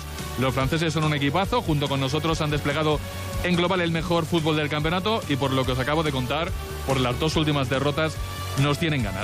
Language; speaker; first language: Spanish; native; Spanish